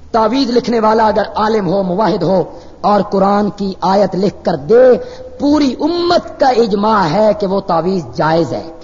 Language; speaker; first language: Urdu; non-native, local second language; Punjabi